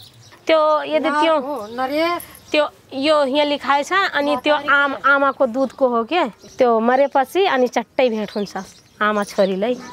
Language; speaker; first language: Nepali; non-native, local second language; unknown